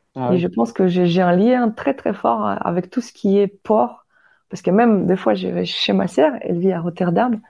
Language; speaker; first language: French; non-native, fluent; Polish